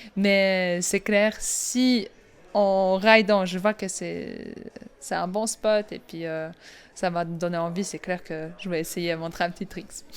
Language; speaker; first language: French; non-native, fluent; Polish